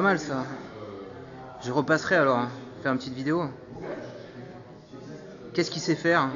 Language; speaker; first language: French; native; French